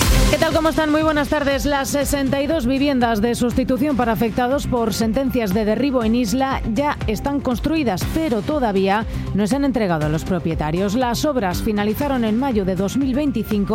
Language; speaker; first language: Spanish; native; Spanish